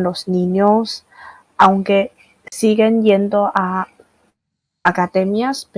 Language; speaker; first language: Spanish; non-native, fluent; Chinese